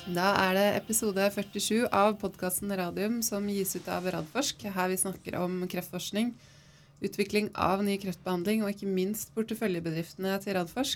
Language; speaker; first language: Norwegian; native; Norwegian